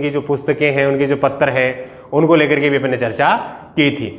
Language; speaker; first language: Hindi; native; Hindi